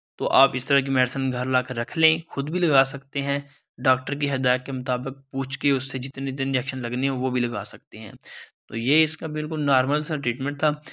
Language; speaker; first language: Urdu; non-native, local second language; Punjabi